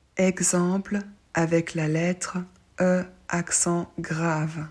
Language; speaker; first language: French; native; French